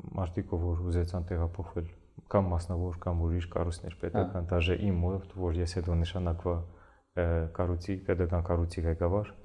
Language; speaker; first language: Armenian; early bilingual, heritage; Armenian